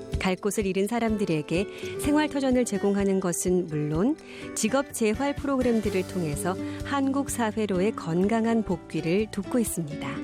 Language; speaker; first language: Korean; native; Korean